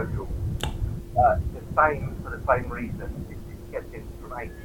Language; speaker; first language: English; native; English